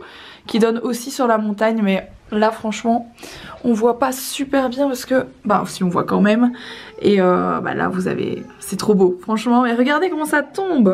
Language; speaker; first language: French; native; French